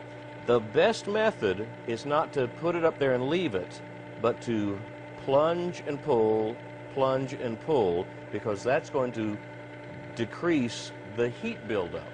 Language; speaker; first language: English; native; English